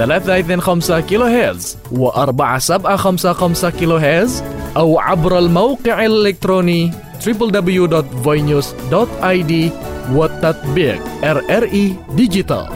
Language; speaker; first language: Arabic; non-native, fluent; Indonesian